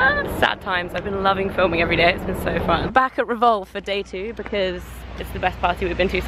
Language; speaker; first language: English; native; English